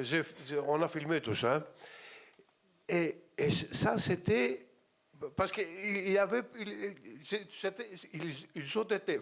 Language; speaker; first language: French; non-native, fluent; Greek